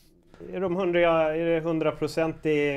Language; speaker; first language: Swedish; native; Swedish